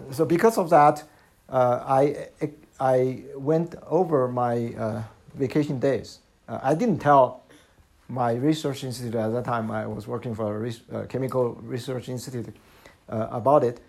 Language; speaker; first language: English; non-native, fluent; Chinese